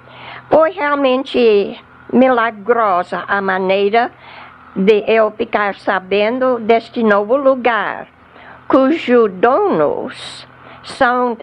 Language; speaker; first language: Portuguese; non-native, fluent; English